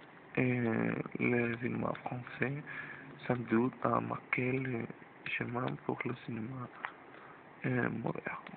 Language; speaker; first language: French; non-native, learner; Spanish